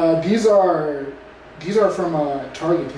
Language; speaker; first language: English; native; English